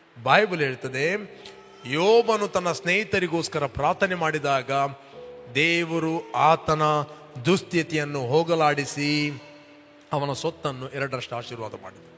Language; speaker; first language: Kannada; non-native, local second language; Konkani